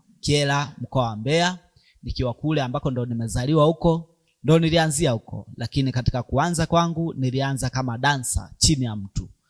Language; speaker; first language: Swahili; native; Swahili